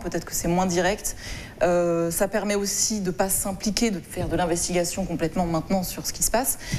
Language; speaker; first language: French; native; French